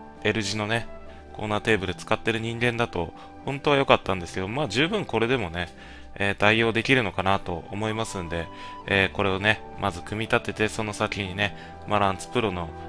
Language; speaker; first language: Japanese; native; Japanese